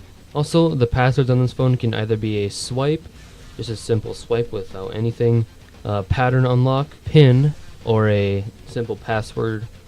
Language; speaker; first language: English; native; English